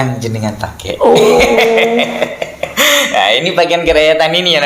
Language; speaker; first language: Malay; non-native, local second language; Madurese